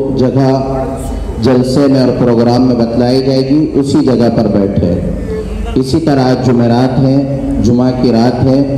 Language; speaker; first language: Urdu; non-native, local second language; Bangla